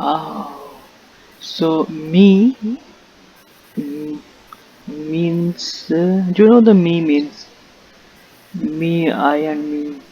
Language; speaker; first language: English; non-native, local second language; Punjabi